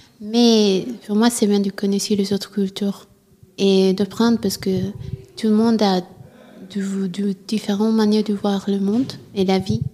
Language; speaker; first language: French; non-native, learner; Italian